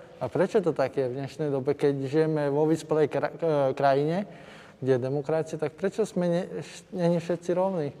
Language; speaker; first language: Slovak; non-native, local second language; Hungarian